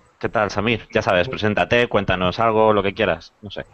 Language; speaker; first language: Spanish; native; Spanish